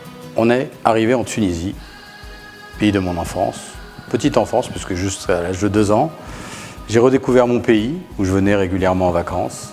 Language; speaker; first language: French; early bilingual, other home language; Arabic